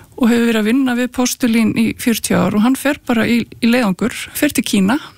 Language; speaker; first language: Icelandic; native; Icelandic